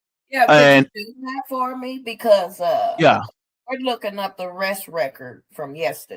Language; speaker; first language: English; native; English